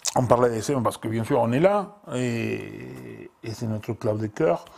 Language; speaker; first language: French; non-native, fluent; Spanish